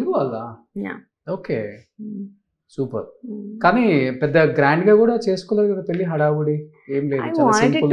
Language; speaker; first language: Telugu; native; Telugu